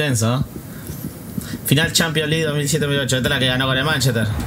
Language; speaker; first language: Spanish; native; Spanish